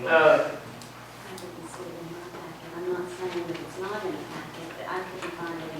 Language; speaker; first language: English; native; English